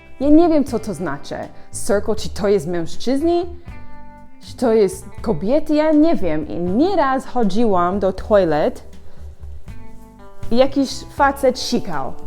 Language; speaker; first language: Polish; non-native, learner; English